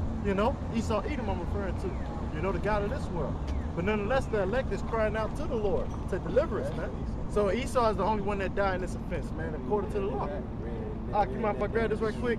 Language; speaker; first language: English; native; English